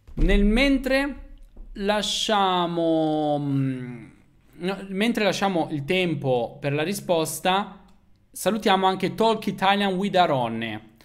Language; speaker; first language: Italian; native; Italian